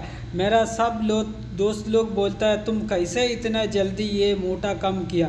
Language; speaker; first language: Hindi; non-native, local second language; Malayalam